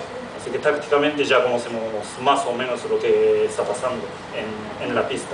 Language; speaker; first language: Spanish; non-native, fluent; Japanese